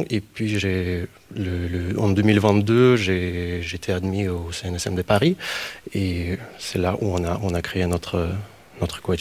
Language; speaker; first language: French; non-native, fluent; Ukrainian